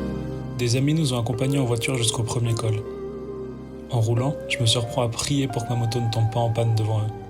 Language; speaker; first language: French; native; French